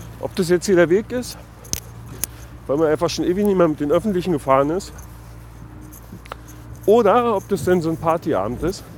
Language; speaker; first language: German; native; German